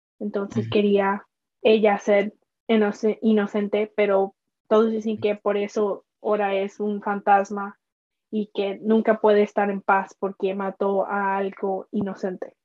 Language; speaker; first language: Spanish; early bilingual, heritage; Spanish